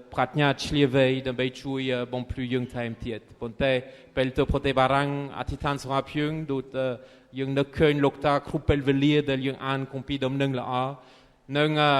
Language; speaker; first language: Khmer; non-native, fluent; French